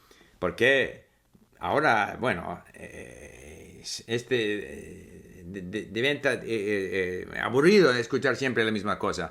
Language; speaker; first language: Spanish; non-native, fluent; English